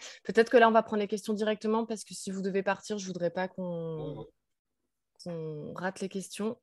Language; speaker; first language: French; native; French